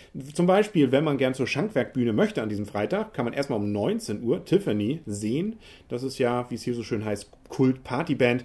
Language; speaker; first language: German; native; German